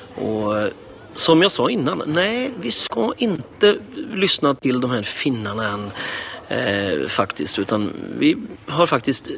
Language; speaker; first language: Swedish; native; Swedish